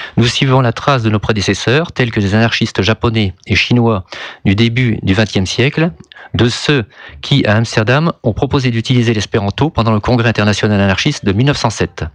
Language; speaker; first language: French; native; French